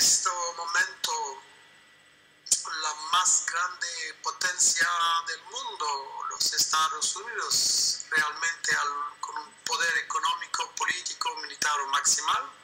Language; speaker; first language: Spanish; non-native, fluent; French